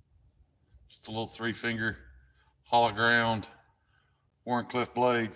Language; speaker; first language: English; native; English